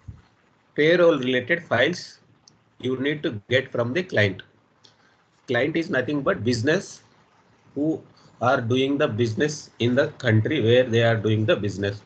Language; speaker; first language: English; non-native, local second language; Telugu